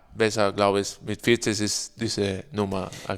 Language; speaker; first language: German; non-native, learner; Spanish